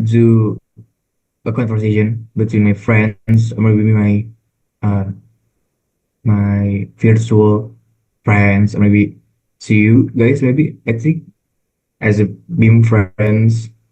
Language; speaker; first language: English; non-native, learner; Indonesian